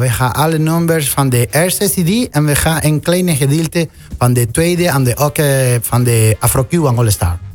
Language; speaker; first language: Dutch; non-native, fluent; Spanish